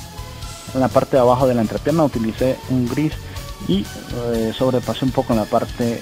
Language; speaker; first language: Spanish; native; Spanish